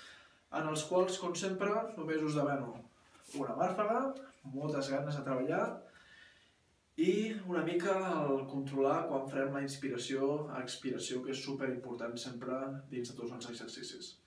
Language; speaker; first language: Catalan; native; Catalan